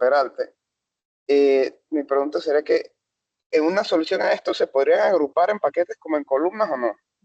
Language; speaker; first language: Spanish; native; Spanish